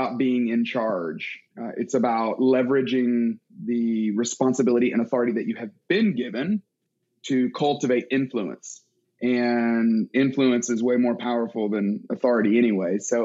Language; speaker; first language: English; native; English